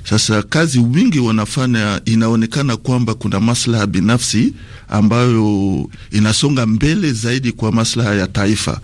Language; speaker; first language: Swahili; non-native, fluent; Sango